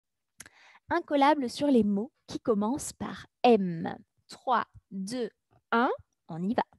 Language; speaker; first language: French; native; French